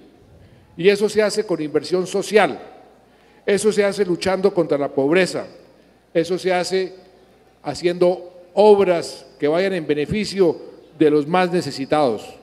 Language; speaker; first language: Spanish; native; Spanish